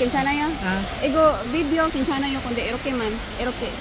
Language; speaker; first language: Korean; non-native, learner; Filipino